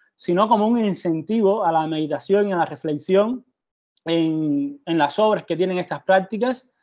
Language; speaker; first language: Spanish; native; Spanish